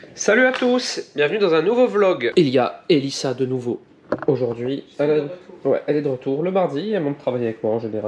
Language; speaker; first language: French; native; French